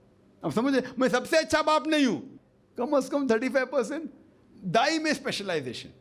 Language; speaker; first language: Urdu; non-native, fluent; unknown